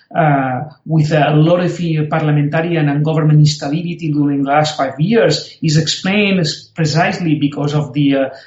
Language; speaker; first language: English; non-native, fluent; Spanish